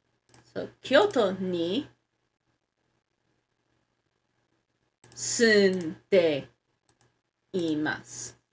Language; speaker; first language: Japanese; non-native, learner; English